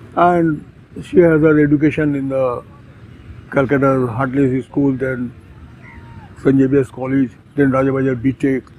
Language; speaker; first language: English; non-native, local second language; Bangla